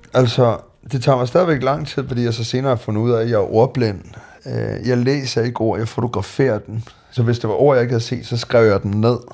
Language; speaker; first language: Danish; native; Danish